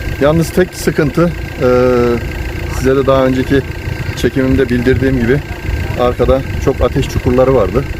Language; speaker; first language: Turkish; native; Turkish